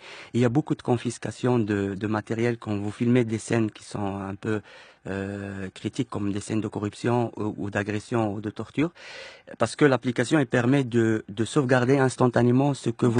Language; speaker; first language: French; non-native, local second language; Arabic